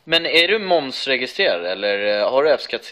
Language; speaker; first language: Swedish; native; Swedish